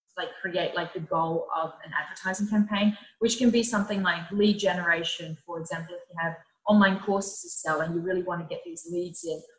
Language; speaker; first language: English; non-native, fluent; Dutch